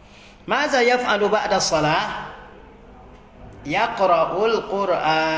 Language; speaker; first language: Arabic; non-native, fluent; Indonesian